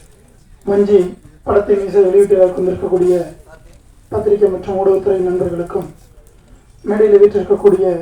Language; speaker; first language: Tamil; native; Tamil